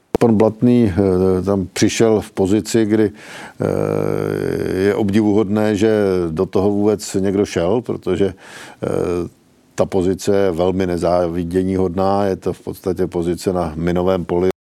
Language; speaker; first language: Czech; native; Czech